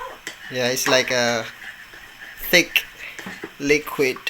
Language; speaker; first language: English; non-native, learner; Indonesian